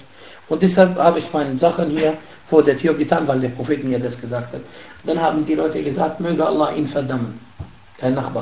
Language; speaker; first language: German; non-native, fluent; Arabic